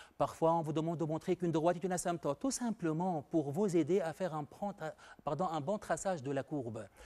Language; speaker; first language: French; non-native, local second language; Arabic